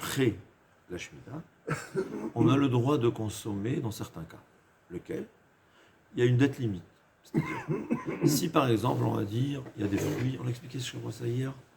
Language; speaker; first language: French; native; French